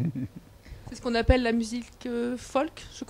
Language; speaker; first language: French; native; French